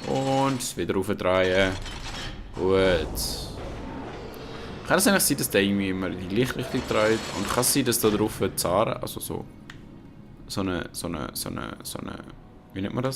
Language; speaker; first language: German; native; German